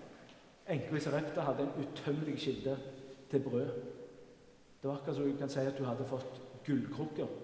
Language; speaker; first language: Norwegian; native; Norwegian